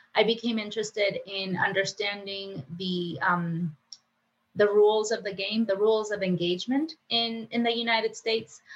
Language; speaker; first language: English; non-native, fluent; Spanish